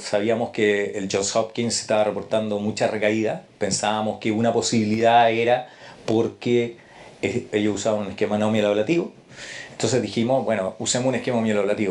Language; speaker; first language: Spanish; native; Spanish